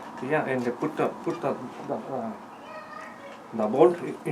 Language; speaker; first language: English; non-native, learner; Spanish